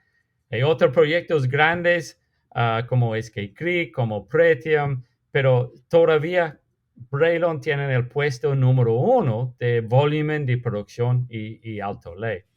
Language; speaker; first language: Spanish; non-native, fluent; English